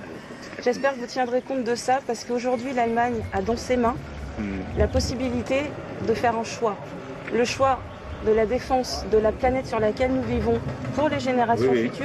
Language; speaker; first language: French; native; French